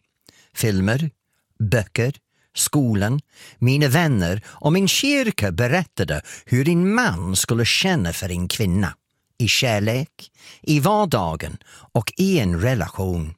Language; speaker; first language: Swedish; non-native, fluent; English